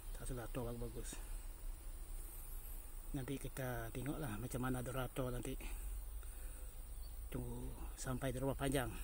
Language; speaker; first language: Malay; non-native, local second language; Iban